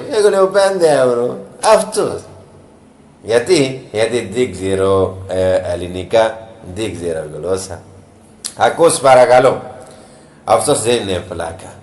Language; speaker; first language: Greek; non-native, learner; Punjabi